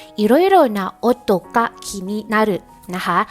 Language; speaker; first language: Japanese; non-native, fluent; Thai